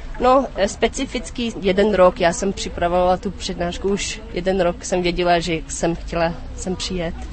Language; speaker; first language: Czech; non-native, fluent; English